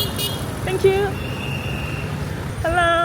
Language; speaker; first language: English; non-native, learner; Korean